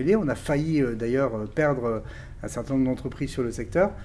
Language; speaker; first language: French; native; French